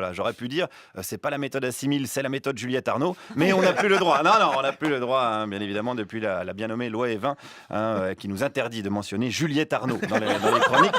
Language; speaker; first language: French; native; French